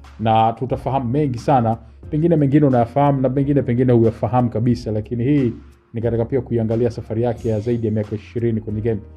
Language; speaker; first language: Swahili; native; Swahili